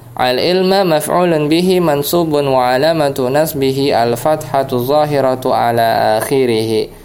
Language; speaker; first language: Arabic; non-native, fluent; Indonesian